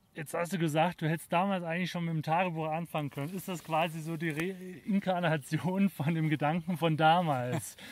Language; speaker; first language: German; native; German